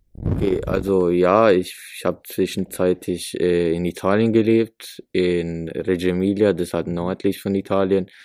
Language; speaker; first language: German; early bilingual, other home language; Italian